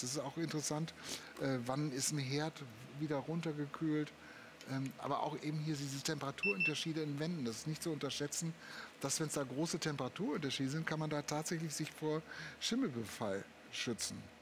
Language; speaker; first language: German; native; German